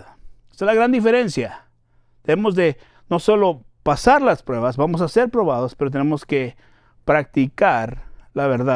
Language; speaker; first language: Spanish; native; Spanish